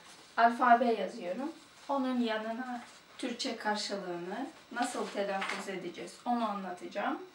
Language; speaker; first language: Turkish; non-native, fluent; Russian